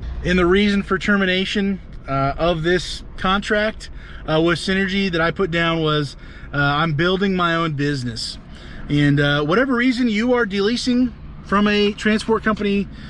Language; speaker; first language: English; native; English